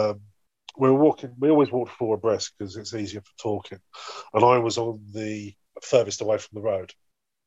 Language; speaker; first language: English; native; English